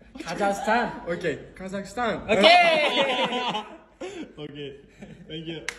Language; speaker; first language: English; non-native, learner; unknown